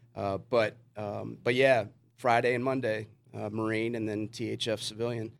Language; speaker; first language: English; native; English